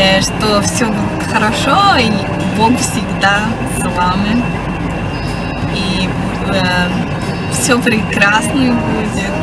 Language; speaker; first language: Russian; non-native, fluent; French